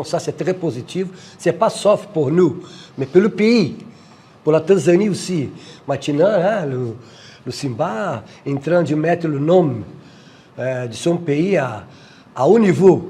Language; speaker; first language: French; non-native, fluent; Portuguese